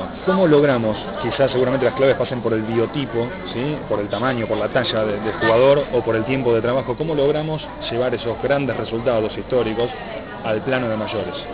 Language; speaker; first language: Spanish; native; Spanish